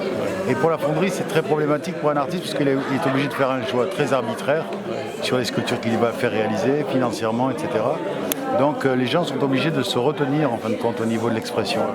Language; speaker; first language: French; native; French